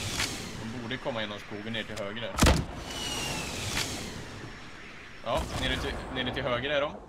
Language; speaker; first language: Swedish; native; Swedish